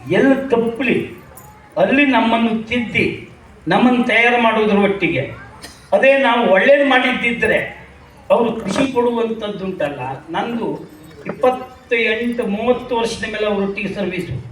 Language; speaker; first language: Kannada; native; Kannada